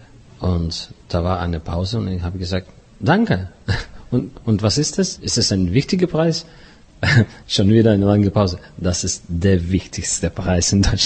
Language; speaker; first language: German; non-native, fluent; Russian